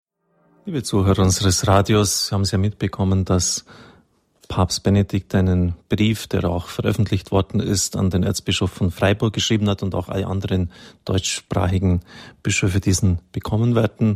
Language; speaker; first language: German; native; German